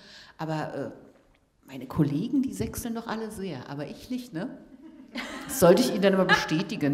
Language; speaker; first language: German; native; German